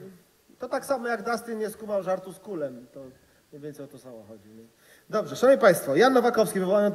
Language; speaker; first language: Polish; native; Polish